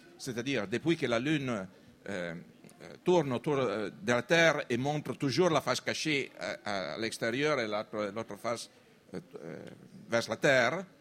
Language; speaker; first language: French; non-native, fluent; Italian